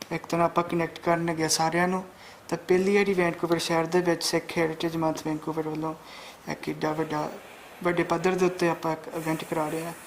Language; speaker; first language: Punjabi; early bilingual, heritage; Punjabi